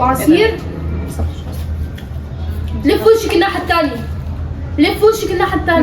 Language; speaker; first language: Arabic; native; Arabic